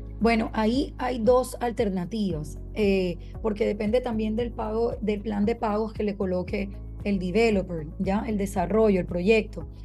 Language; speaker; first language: Spanish; native; Spanish